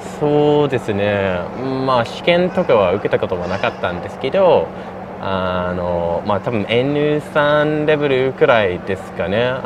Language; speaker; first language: Japanese; non-native, fluent; English